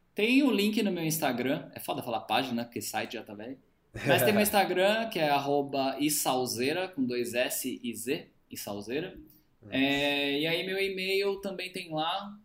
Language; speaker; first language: Portuguese; native; Portuguese